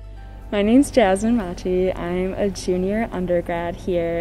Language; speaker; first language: English; native; English